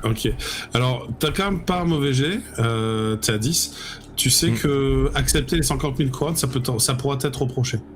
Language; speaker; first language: French; native; French